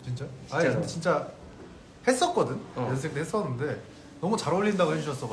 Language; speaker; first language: Korean; native; Korean